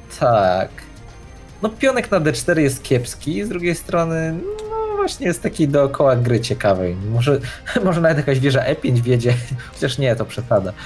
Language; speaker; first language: Polish; early bilingual, other home language; Vietnamese